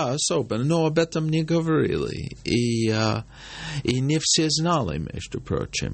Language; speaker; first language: Russian; non-native, fluent; English